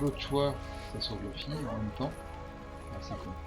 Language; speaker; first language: French; native; French